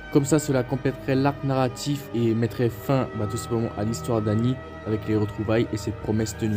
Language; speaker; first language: French; native; French